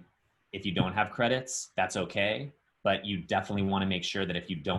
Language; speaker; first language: English; native; English